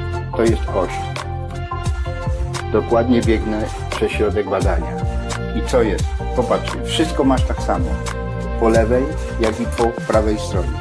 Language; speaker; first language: Polish; native; Polish